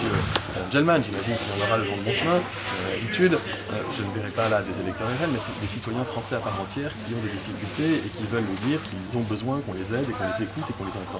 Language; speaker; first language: French; native; French